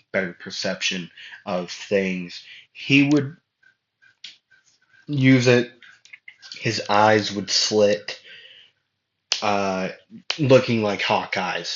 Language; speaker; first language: English; native; English